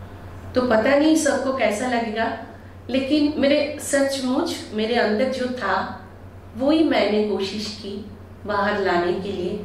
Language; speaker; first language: Hindi; non-native, local second language; Bangla